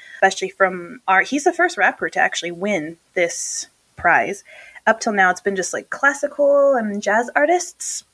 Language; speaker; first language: English; native; English